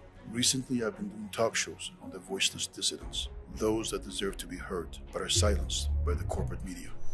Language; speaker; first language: English; non-native, fluent; Persian